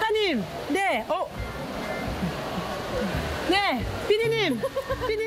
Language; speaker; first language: Korean; non-native, learner; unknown